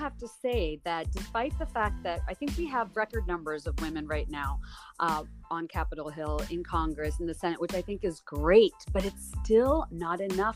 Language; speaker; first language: English; non-native, local second language; Bangla